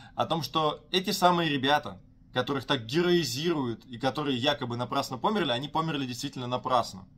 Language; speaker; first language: Russian; native; Russian